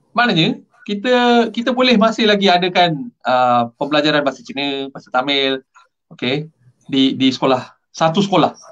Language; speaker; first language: Malay; non-native, local second language; Tamil